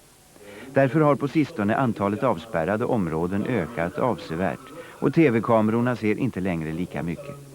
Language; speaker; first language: Swedish; native; Swedish